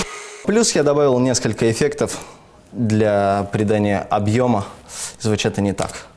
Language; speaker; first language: Russian; native; Russian